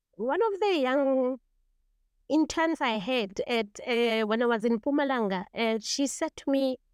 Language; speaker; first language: English; non-native, local second language; Tswana